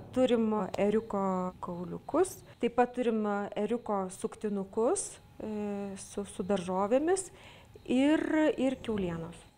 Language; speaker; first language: Lithuanian; native; Lithuanian